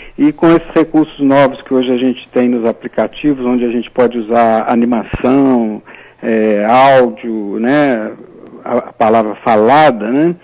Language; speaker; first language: Portuguese; native; Portuguese